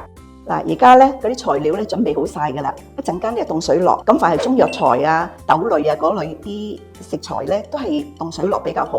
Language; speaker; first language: Cantonese; native; Cantonese